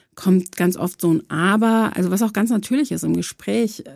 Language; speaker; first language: German; early bilingual, other home language; Croatian